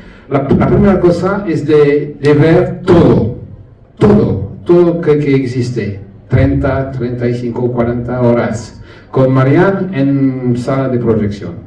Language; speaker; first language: Spanish; non-native, learner; French